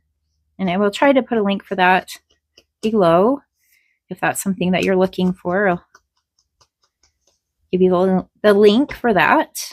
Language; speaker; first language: English; native; English